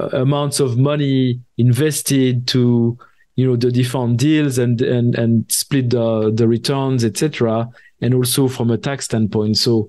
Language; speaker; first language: English; non-native, fluent; French